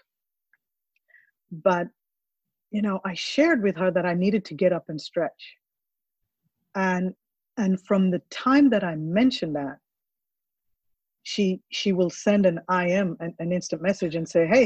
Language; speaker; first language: English; non-native, local second language; Ganda